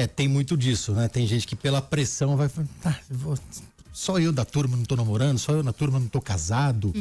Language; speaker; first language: Portuguese; native; Portuguese